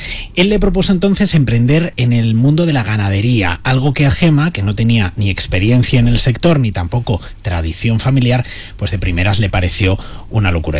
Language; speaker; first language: Spanish; native; Spanish